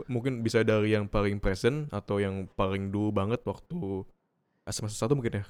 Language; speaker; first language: Indonesian; native; Indonesian